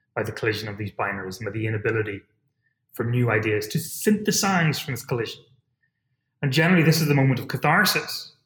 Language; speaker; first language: English; native; English